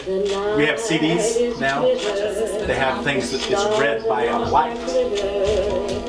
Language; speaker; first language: English; native; English